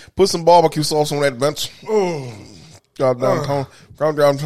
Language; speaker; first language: English; native; English